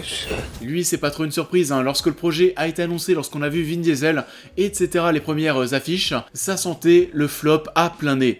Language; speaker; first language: French; native; French